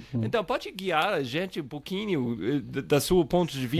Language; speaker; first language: Portuguese; non-native, fluent; English